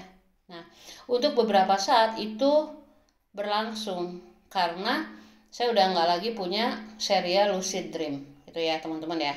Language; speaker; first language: Indonesian; native; Indonesian